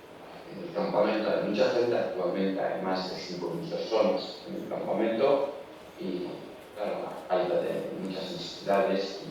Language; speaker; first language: Spanish; non-native, learner; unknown